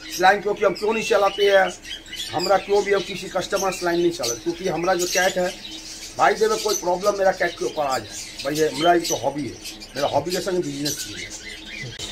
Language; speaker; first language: Hindi; non-native, local second language; Bangla